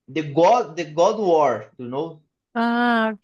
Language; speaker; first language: English; non-native, learner; Portuguese